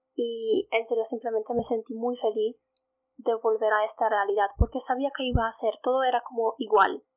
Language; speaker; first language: Spanish; non-native, fluent; Polish